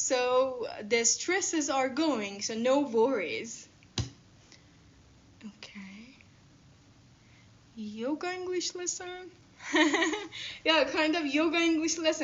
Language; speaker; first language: English; non-native, fluent; Persian